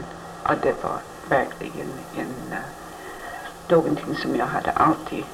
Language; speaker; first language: Swedish; early bilingual, heritage; Swedish